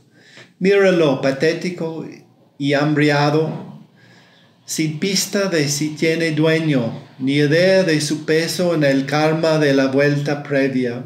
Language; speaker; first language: Spanish; non-native, fluent; English